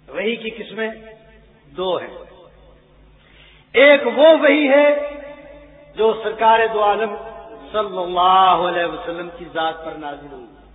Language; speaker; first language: Urdu; non-native, local second language; Punjabi